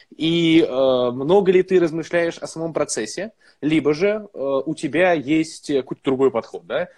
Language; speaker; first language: Russian; native; Russian